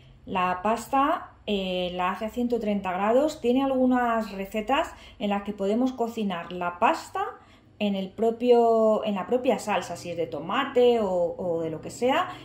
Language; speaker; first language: Spanish; native; Spanish